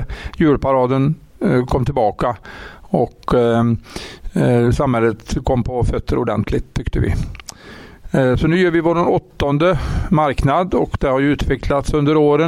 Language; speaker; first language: Swedish; native; Swedish